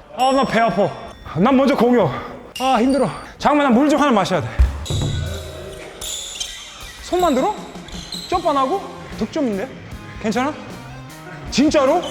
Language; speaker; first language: Korean; non-native, fluent; English